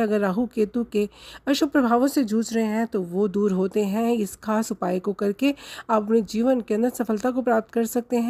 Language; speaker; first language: Hindi; native; Hindi